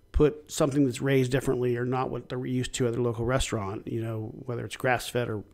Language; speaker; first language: English; native; English